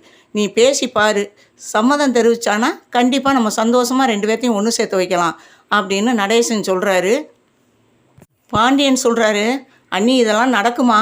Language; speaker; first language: Tamil; native; Tamil